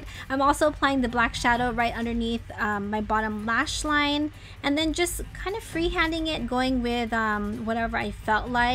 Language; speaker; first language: English; native; English